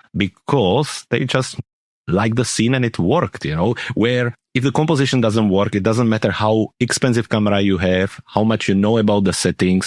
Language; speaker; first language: English; non-native, fluent; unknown